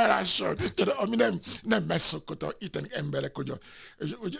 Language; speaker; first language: Hungarian; non-native, fluent; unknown